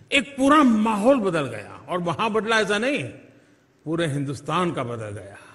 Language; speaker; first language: Hindi; native; Hindi